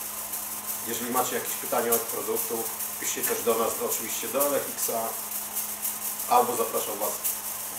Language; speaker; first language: Polish; native; Polish